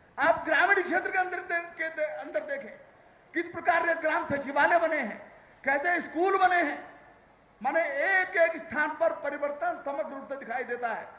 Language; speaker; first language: Hindi; native; Hindi